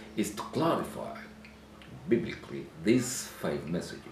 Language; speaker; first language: English; non-native, local second language; Swahili